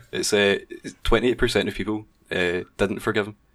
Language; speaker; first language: English; native; English